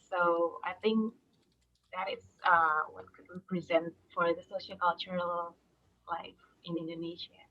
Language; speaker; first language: English; non-native, fluent; Indonesian